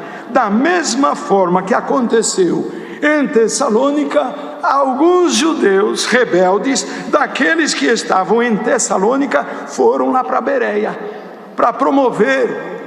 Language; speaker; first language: Portuguese; native; Portuguese